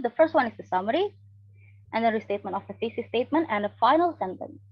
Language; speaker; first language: English; non-native, fluent; Indonesian